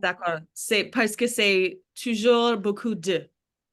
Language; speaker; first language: French; non-native, learner; English